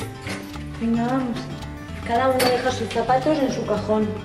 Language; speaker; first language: Spanish; native; Spanish